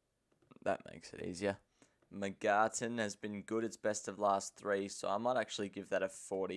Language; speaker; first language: English; native; English